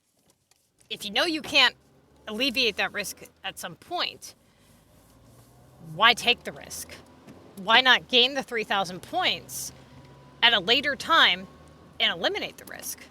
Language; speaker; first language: English; native; English